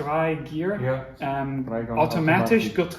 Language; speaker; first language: German; non-native, learner; English